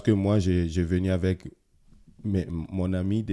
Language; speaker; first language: French; non-native, fluent; Ewe